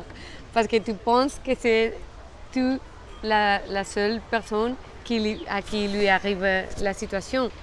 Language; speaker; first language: French; non-native, fluent; Spanish